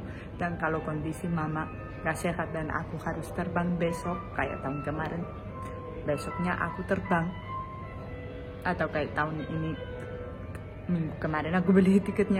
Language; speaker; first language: Indonesian; non-native, fluent; Spanish